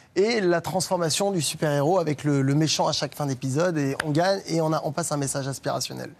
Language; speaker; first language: French; native; French